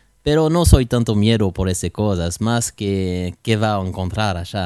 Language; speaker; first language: Spanish; non-native, learner; French